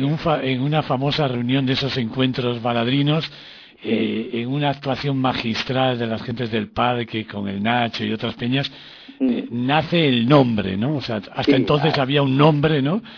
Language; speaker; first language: Spanish; native; Spanish